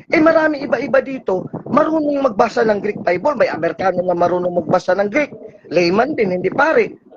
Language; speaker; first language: Filipino; non-native, local second language; Cebuano